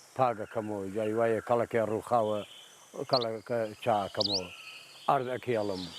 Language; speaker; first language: Central Kurdish; non-native, local second language; Gurani